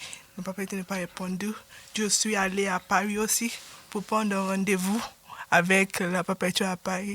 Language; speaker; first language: French; non-native, learner; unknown